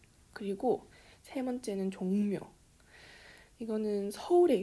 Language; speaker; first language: Korean; early bilingual, heritage; Korean